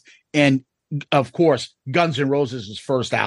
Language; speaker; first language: English; native; English